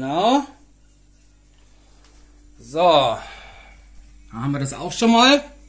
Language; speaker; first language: German; native; German